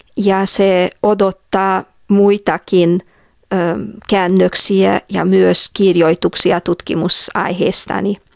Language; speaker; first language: Finnish; non-native, fluent; Hungarian